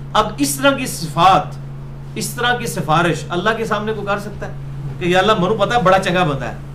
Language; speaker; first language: Urdu; non-native, local second language; Punjabi